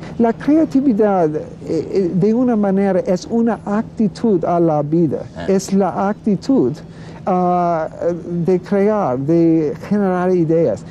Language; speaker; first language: Spanish; non-native, fluent; English